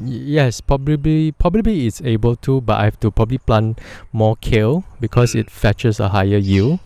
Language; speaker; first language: English; non-native, local second language; Chinese